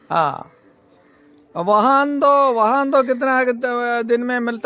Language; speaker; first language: Hindi; non-native, local second language; Malayalam